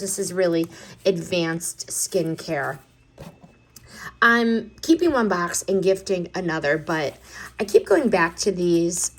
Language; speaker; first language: English; native; English